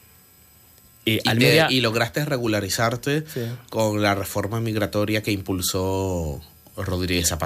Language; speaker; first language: Spanish; native; Spanish